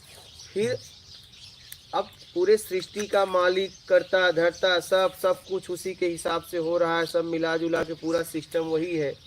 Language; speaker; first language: Hindi; native; Hindi